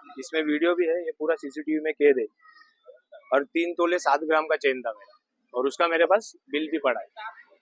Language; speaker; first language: Hindi; non-native, local second language; Marathi